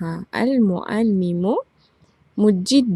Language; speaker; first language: Arabic; non-native, fluent; Malay